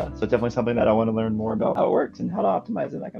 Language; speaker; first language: English; native; English